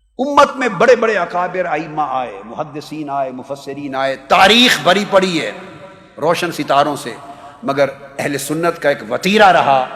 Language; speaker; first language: Urdu; native; Urdu